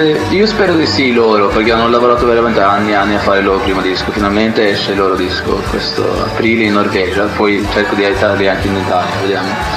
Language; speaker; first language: Italian; non-native, fluent; Norwegian